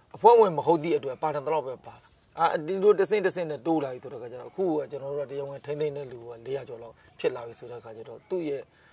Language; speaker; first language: Burmese; native; Burmese